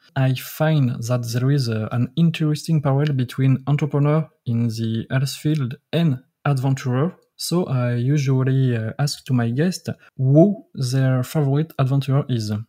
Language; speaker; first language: English; non-native, learner; French